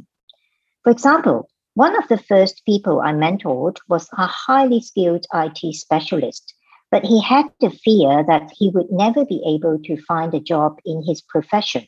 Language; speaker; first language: English; non-native, local second language; Cantonese